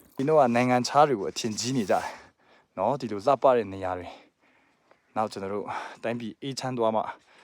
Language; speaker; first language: Burmese; non-native, local second language; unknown